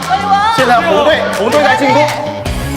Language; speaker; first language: Chinese; native; Chinese